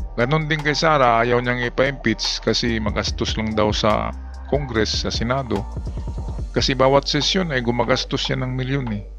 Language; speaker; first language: Filipino; non-native, local second language; Cebuano